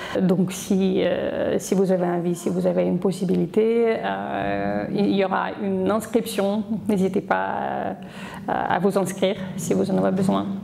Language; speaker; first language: French; non-native, fluent; Russian